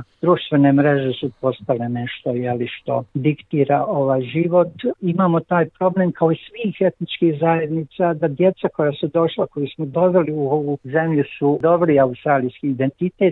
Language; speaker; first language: Croatian; native; Croatian